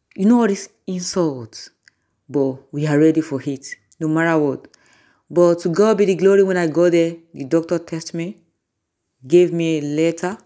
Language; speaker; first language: English; non-native, local second language; Yoruba